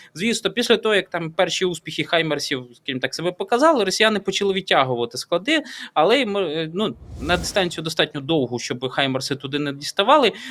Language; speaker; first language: Ukrainian; native; Ukrainian